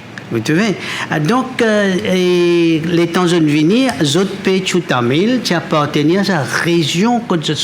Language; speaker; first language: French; non-native, local second language; Morisyen